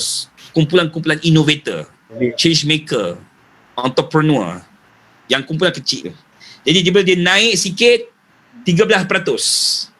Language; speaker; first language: Malay; native; Malay